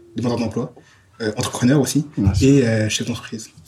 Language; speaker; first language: French; native; French